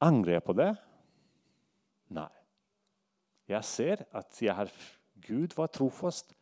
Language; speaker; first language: Norwegian; non-native, fluent; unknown